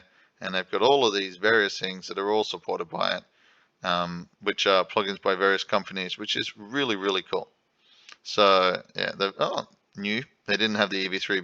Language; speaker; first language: English; native; English